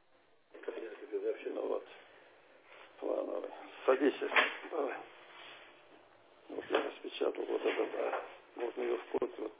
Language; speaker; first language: Russian; native; Russian